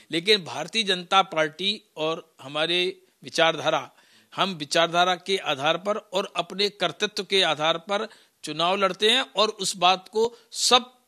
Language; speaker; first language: Hindi; native; Hindi